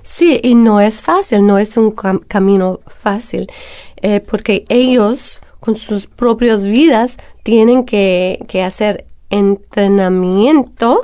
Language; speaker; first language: Spanish; non-native, fluent; English